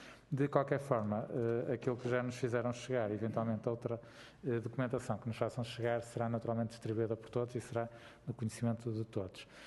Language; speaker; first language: Portuguese; native; Portuguese